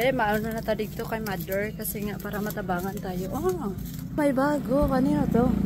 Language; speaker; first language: Filipino; non-native, local second language; Cebuano